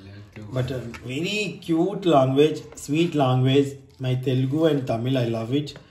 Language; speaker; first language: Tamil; non-native, learner; Telugu